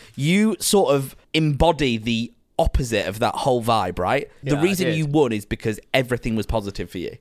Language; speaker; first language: English; native; English